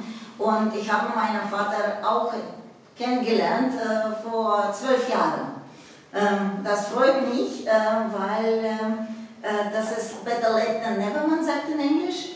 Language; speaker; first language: German; non-native, fluent; Russian